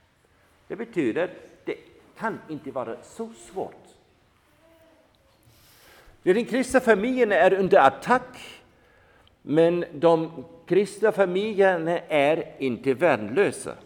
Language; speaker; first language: Swedish; non-native, fluent; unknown